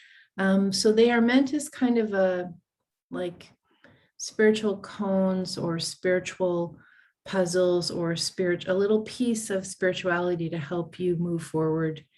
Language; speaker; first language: English; native; English